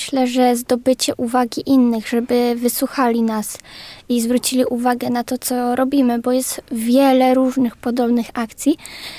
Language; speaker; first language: Polish; native; Polish